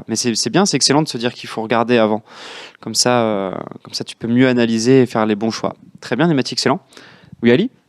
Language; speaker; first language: French; native; French